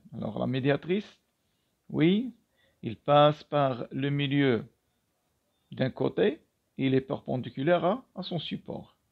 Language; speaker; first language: French; non-native, local second language; Arabic